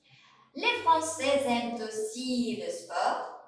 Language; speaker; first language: French; non-native, fluent; Uzbek